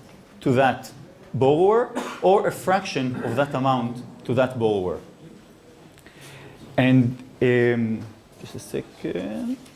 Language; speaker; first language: English; non-native, fluent; Hebrew